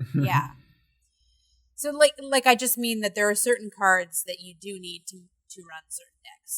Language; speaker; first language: English; native; English